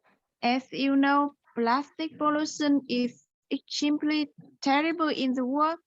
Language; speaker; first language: English; non-native, learner; Vietnamese